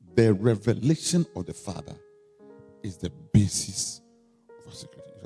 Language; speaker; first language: English; non-native, local second language; Akan